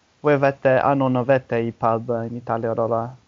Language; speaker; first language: Italian; non-native, learner; English